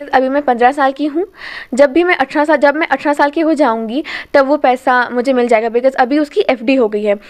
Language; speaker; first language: Hindi; native; Hindi